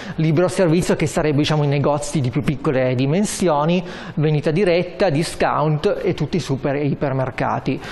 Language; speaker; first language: Italian; native; Italian